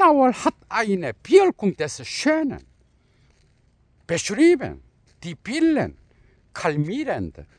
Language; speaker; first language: German; non-native, learner; Korean